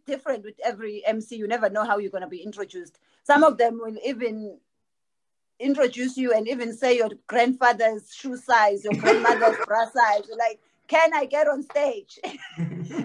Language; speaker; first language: English; non-native, local second language; Zulu